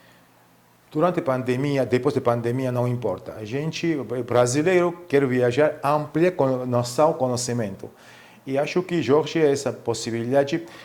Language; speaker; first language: Portuguese; non-native, fluent; Georgian